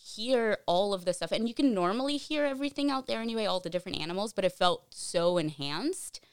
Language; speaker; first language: English; early bilingual, other home language; Portuguese